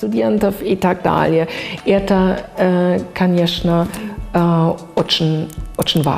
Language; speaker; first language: Russian; non-native, fluent; German